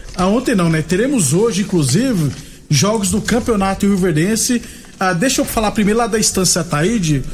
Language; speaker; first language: Portuguese; native; Portuguese